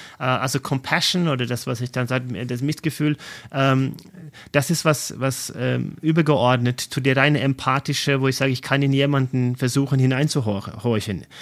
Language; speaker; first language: German; non-native, fluent; Norwegian